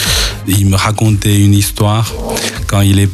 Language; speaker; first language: French; non-native, learner; Chinese